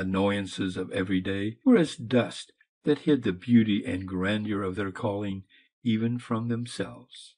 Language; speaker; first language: English; native; English